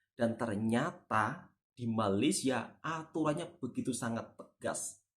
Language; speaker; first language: Indonesian; native; Indonesian